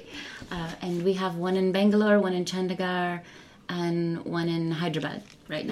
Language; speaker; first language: English; native; English